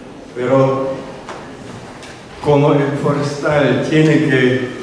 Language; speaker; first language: Spanish; non-native, fluent; German